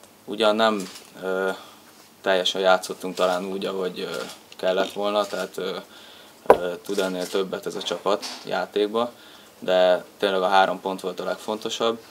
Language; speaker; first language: Hungarian; native; Hungarian